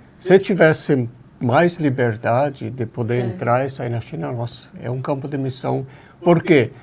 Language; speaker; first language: Portuguese; native; Portuguese